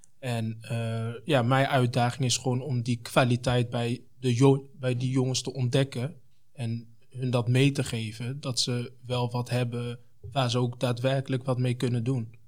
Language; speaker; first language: Dutch; early bilingual, other home language; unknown